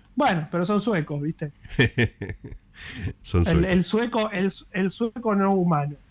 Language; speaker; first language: Spanish; native; Spanish